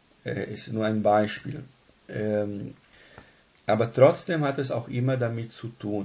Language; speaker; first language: German; non-native, fluent; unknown